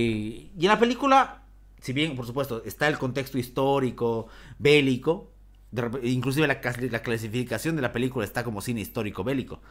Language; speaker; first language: Spanish; native; Spanish